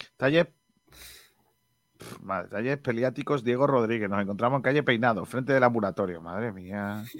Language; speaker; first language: Spanish; native; Spanish